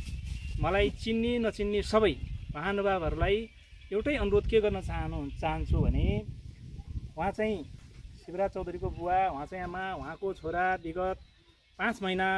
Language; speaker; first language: Nepali; native; Nepali